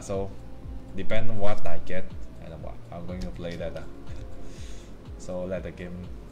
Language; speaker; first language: English; non-native, local second language; Chinese